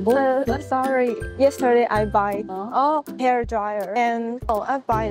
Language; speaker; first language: English; non-native, learner; Chinese